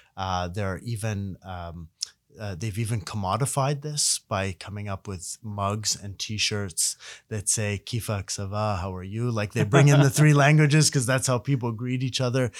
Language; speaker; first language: English; native; English